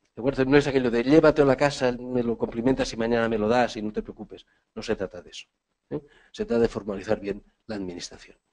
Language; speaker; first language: Spanish; native; Spanish